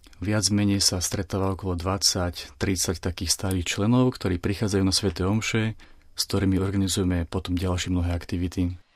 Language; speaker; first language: Slovak; native; Slovak